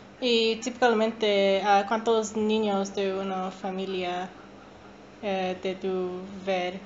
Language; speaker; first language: Spanish; non-native, learner; English